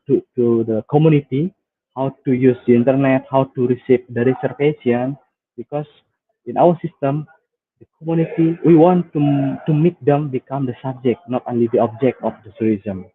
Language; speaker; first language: English; non-native, fluent; Indonesian